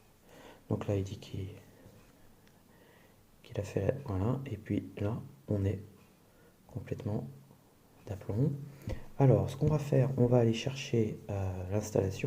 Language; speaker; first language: French; native; French